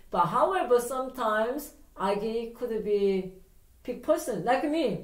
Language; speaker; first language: English; non-native, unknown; Korean